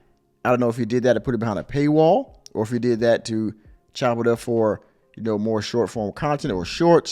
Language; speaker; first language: English; native; English